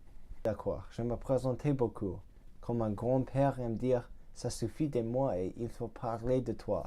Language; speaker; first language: French; non-native, learner; English